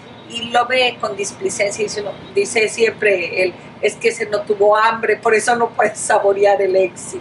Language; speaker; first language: Spanish; native; Spanish